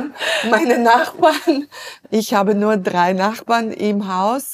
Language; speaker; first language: German; non-native, fluent; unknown